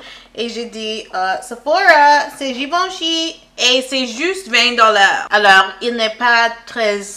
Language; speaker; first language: French; non-native, local second language; English